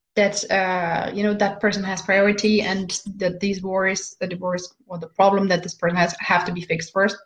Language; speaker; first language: English; non-native, fluent; German